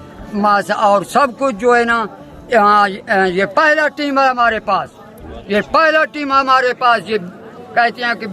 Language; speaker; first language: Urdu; non-native, local second language; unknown